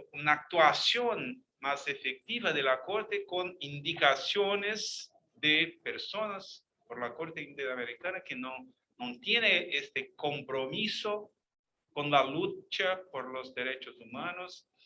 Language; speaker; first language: Spanish; non-native, fluent; Portuguese